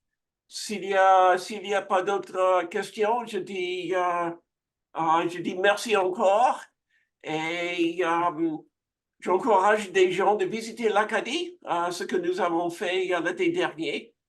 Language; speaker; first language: French; non-native, fluent; English